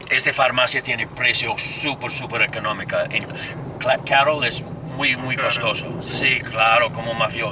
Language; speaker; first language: Spanish; non-native, learner; English